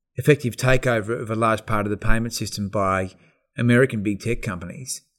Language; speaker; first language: English; native; English